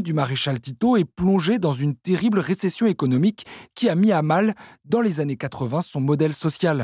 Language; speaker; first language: French; native; French